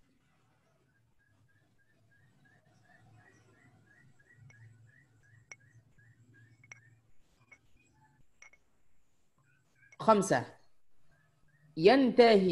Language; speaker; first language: Arabic; non-native, fluent; Indonesian